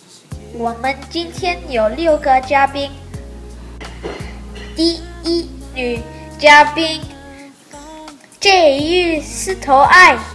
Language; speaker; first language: Chinese; non-native, learner; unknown